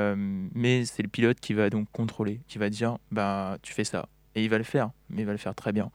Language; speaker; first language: French; native; French